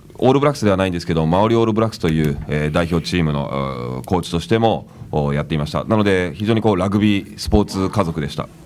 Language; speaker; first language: Japanese; native; Japanese